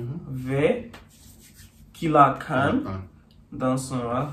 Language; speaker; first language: Turkish; non-native, learner; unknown